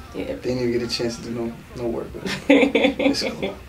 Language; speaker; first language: English; native; English